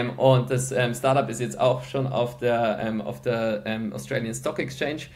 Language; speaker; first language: German; early bilingual, other home language; Polish